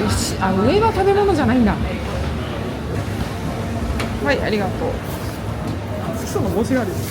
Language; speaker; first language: Japanese; native; Japanese